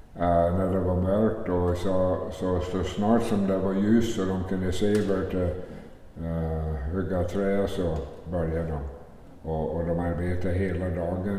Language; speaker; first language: Swedish; early bilingual, heritage; Swedish